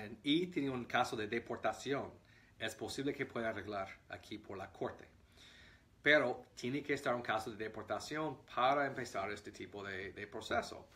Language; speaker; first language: Spanish; non-native, fluent; English